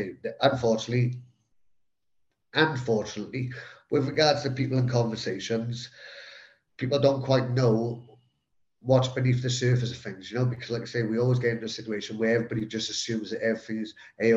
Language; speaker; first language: English; native; English